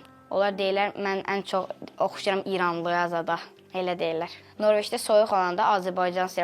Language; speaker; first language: Azerbaijani; early bilingual, heritage; Azerbaijani